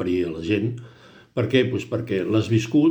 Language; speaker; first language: Catalan; native; Catalan